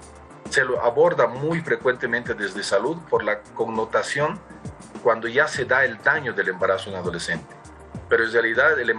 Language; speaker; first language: Spanish; native; Spanish